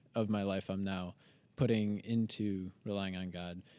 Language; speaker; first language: English; native; English